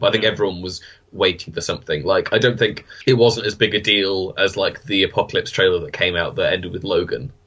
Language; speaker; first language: English; native; English